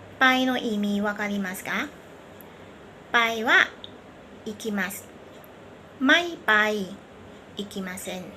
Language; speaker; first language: Japanese; non-native, fluent; Thai